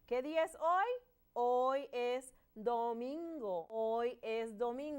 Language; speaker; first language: Spanish; non-native, learner; English